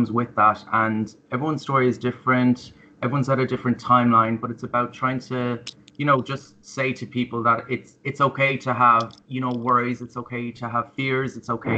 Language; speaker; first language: English; native; English